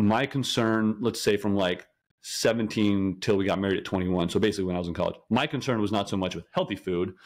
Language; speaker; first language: English; native; English